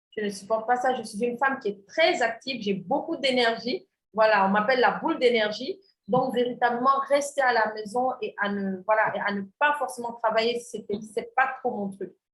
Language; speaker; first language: French; non-native, local second language; Wolof